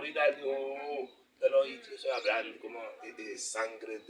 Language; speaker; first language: Spanish; non-native, learner; Haitian Creole